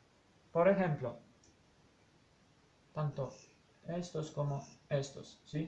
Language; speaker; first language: Spanish; non-native, fluent; Polish